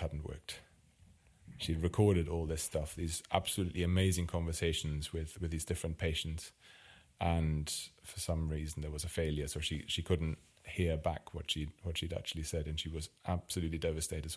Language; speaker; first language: English; non-native, fluent; German